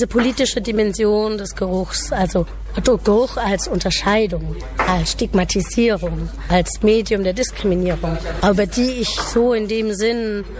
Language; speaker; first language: German; native; German